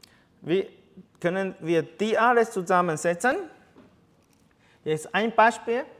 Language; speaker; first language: German; non-native, learner; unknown